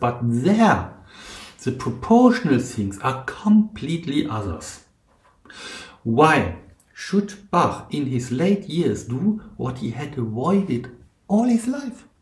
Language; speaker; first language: English; non-native, fluent; German